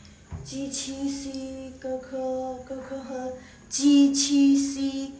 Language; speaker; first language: Chinese; non-native, fluent; Indonesian